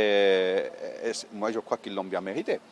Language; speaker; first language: French; non-native, fluent; Italian